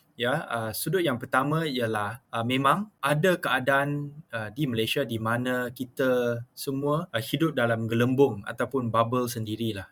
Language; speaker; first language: Malay; non-native, local second language; Chinese